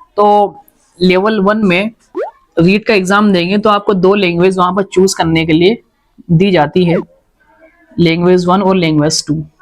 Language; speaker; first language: Hindi; native; Hindi